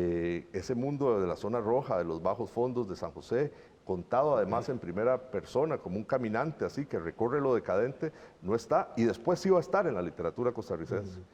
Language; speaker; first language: Spanish; native; Spanish